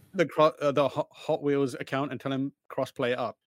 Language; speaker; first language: English; native; English